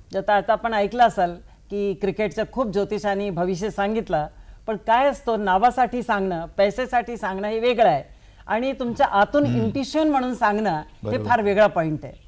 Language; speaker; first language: Marathi; non-native, local second language; Hindi